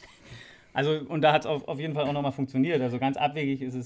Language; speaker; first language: German; native; German